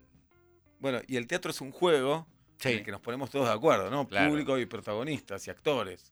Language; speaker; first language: Spanish; native; Spanish